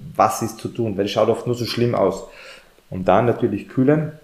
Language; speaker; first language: German; native; German